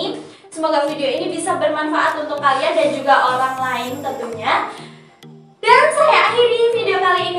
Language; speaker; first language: Indonesian; native; Indonesian